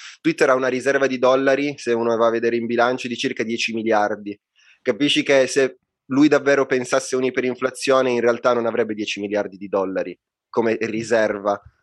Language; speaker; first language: Italian; native; Italian